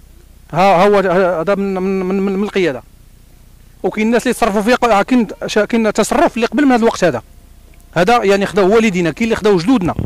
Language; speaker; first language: Arabic; native; Arabic